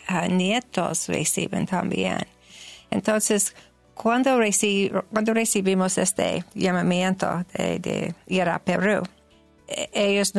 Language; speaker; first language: Spanish; non-native, learner; English